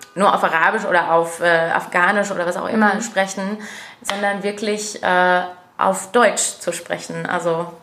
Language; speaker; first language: German; non-native, fluent; Arabic